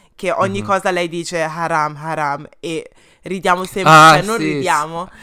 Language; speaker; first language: Italian; early bilingual, other home language; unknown